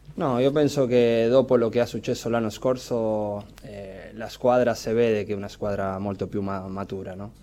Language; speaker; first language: Italian; non-native, fluent; Spanish